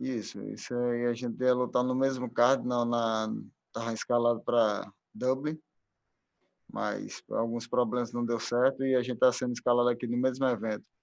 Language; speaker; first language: Portuguese; native; Portuguese